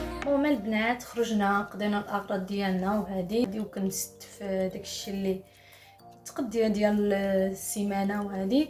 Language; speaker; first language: Arabic; native; Arabic